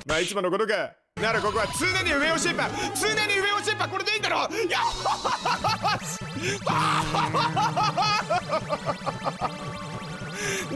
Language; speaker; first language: Japanese; native; Japanese